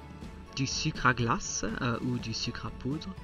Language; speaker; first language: French; non-native, local second language; English